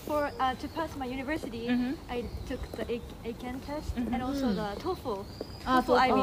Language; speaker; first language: English; non-native, fluent; Japanese